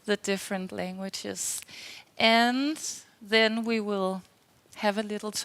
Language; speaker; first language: English; non-native, fluent; Danish